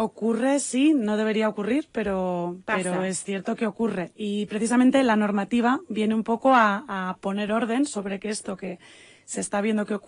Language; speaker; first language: Spanish; native; Spanish